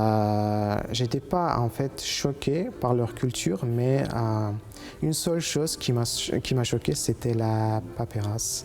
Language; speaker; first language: French; non-native, fluent; Uzbek